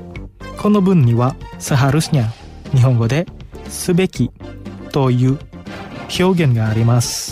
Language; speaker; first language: Japanese; non-native, fluent; Indonesian